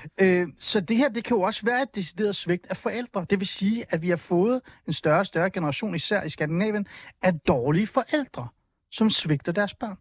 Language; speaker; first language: Danish; early bilingual, other home language; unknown